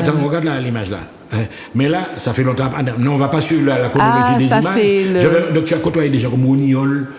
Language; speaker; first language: French; native; French